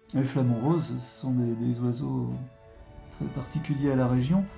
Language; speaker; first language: French; native; French